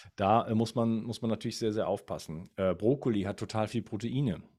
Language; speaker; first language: German; native; German